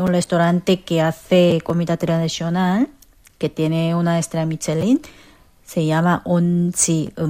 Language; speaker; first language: Spanish; non-native, fluent; Korean